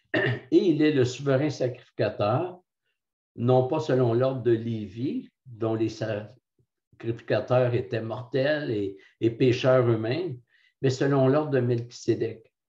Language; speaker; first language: French; native; French